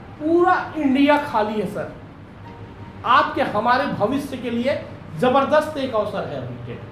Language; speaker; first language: Hindi; native; Hindi